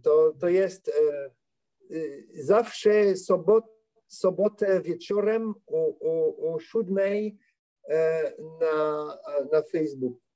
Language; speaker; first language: Polish; non-native, learner; French